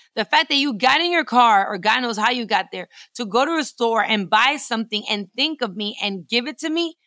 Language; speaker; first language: English; early bilingual, other home language; Spanish